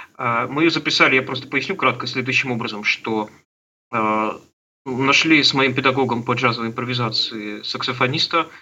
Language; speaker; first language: Russian; native; Russian